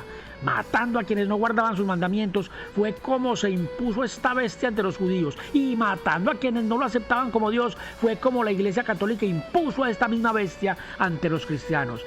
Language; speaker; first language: Spanish; native; Spanish